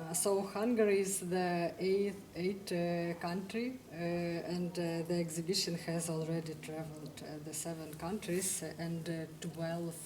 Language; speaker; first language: English; non-native, fluent; Ukrainian